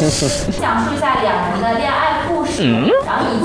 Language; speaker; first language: Chinese; non-native, fluent; Italian